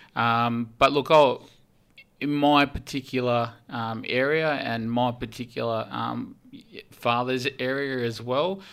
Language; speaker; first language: English; early bilingual, heritage; English